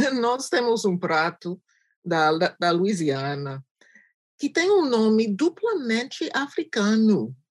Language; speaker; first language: Portuguese; non-native, fluent; English